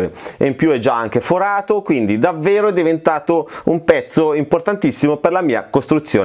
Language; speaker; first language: Italian; native; Italian